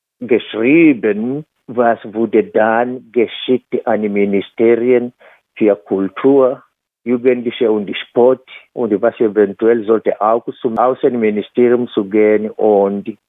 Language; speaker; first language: German; non-native, fluent; Swahili